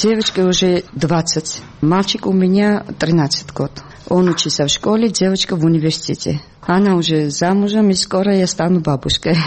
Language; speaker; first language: Russian; non-native, local second language; Georgian